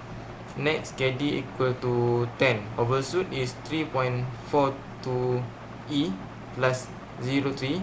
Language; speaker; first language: English; non-native, learner; Malay